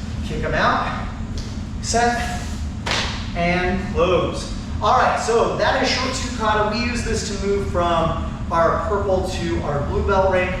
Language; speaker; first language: English; native; English